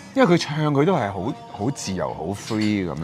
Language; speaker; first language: Cantonese; native; Cantonese